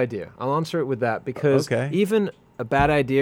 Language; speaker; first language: English; non-native, local second language; French